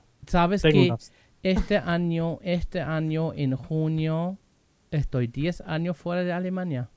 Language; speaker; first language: Spanish; non-native, fluent; German